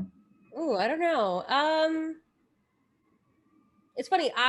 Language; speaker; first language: English; native; English